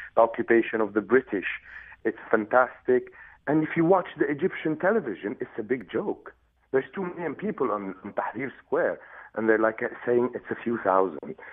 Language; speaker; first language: English; non-native, fluent; Arabic